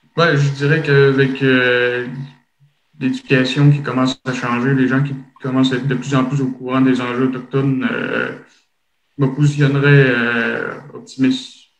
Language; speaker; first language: French; native; French